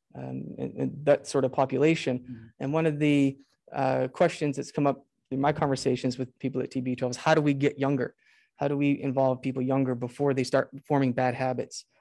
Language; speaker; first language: English; native; English